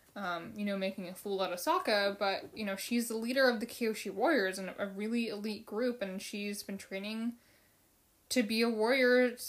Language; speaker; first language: English; early bilingual, other home language; Filipino